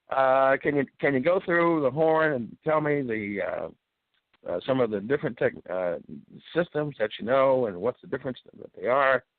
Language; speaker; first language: English; native; English